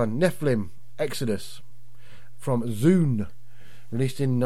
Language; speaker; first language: English; native; English